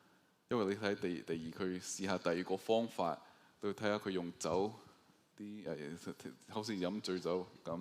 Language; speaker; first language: Cantonese; early bilingual, heritage; Cantonese